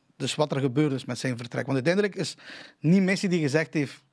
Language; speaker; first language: Dutch; non-native, fluent; Spanish